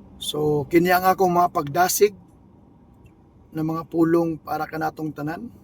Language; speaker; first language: Cebuano; non-native, local second language; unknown